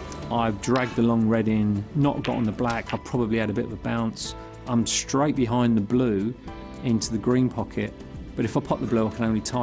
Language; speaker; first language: English; native; English